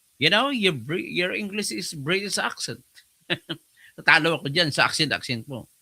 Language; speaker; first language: Filipino; non-native, local second language; Hiligaynon